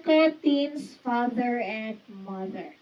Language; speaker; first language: English; non-native, fluent; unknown